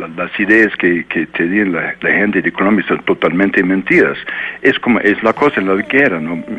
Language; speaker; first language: Spanish; non-native, fluent; English